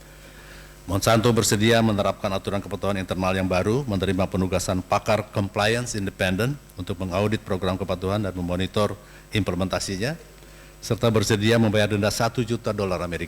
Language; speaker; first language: Indonesian; native; Indonesian